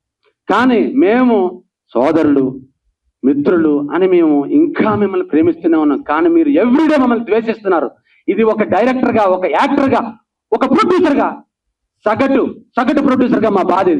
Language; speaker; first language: Telugu; native; Telugu